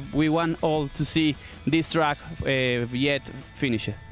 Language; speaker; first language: English; non-native, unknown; Spanish